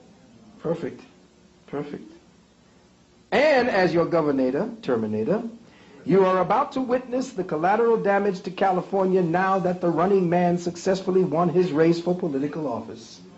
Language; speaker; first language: English; native; English